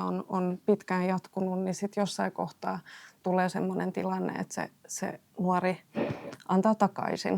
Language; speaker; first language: Finnish; native; Finnish